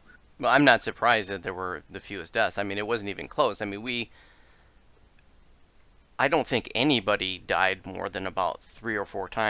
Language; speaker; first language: English; native; English